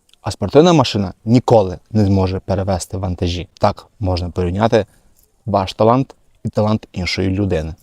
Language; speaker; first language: Ukrainian; non-native, local second language; Russian